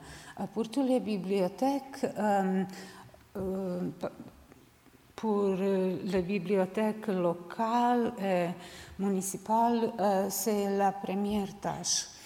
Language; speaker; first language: French; non-native, learner; Serbian